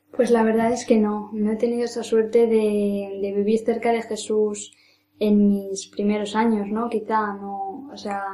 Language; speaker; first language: Spanish; native; Spanish